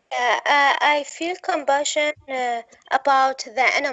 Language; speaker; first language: English; non-native, learner; Arabic